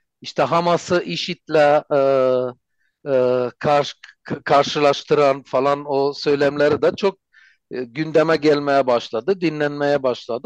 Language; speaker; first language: Turkish; non-native, fluent; Armenian